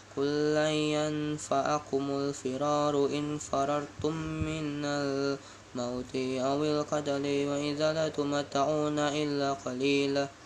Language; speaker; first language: Arabic; non-native, learner; Indonesian